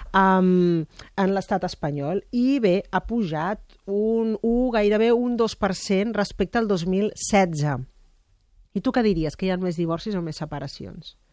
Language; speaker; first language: Catalan; native; Catalan